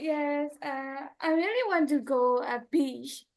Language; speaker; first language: English; non-native, learner; Burmese